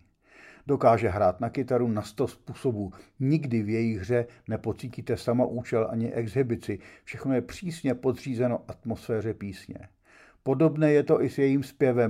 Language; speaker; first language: Czech; native; Czech